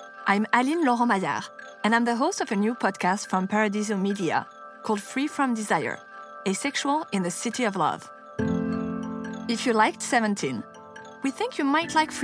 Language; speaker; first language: English; non-native, fluent; French